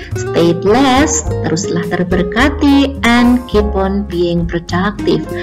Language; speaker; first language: English; non-native, fluent; Indonesian